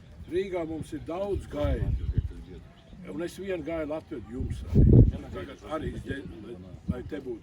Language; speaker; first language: Latvian; non-native, local second language; Russian